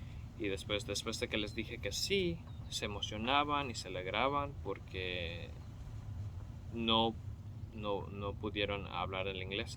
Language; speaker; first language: Spanish; early bilingual, heritage; Spanish